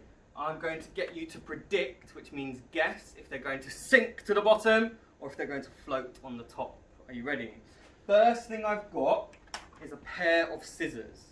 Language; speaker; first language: English; native; English